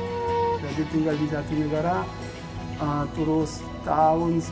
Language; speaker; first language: Indonesian; non-native, fluent; Korean